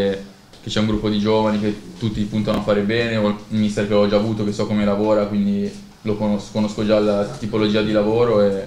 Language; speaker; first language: Italian; native; Italian